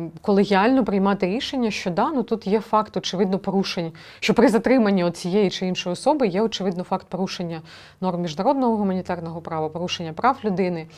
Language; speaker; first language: Ukrainian; native; Ukrainian